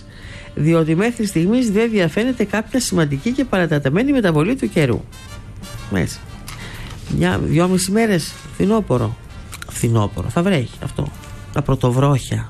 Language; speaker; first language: Greek; native; Greek